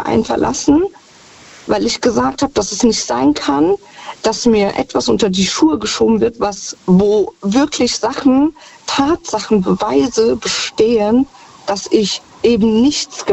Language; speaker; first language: German; native; German